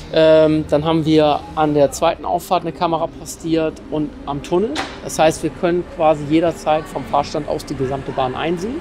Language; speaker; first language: German; native; German